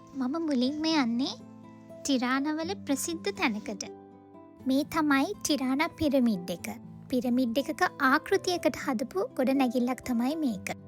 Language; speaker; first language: Sinhala; native; Sinhala